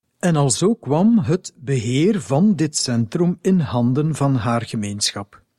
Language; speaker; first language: Dutch; native; Dutch